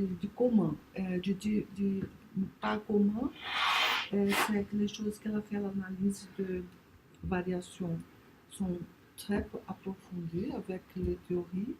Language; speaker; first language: French; non-native, learner; Portuguese